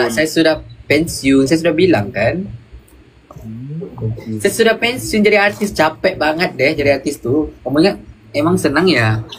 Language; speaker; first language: Malay; native; Malay